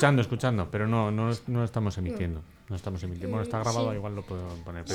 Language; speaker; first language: Spanish; native; Spanish